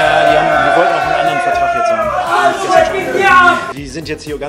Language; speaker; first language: German; native; German